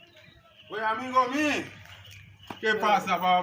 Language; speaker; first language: Spanish; non-native, learner; Haitian Creole